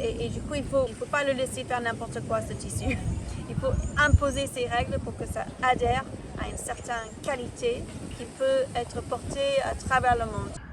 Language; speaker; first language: French; non-native, fluent; English